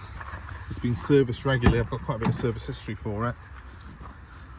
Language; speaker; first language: English; native; English